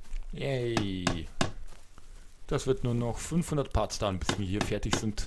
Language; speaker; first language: German; native; German